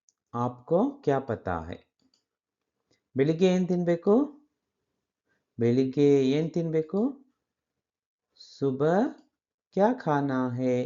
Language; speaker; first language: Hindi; non-native, local second language; Kannada